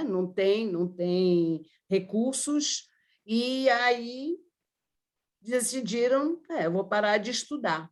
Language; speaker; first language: Portuguese; early bilingual, other home language; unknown